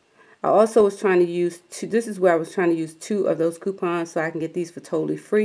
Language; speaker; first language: English; native; English